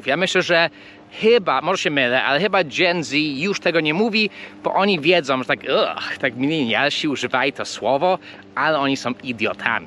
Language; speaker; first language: Polish; non-native, fluent; English